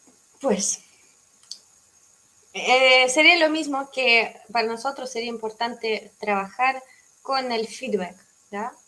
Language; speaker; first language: Spanish; non-native, fluent; Russian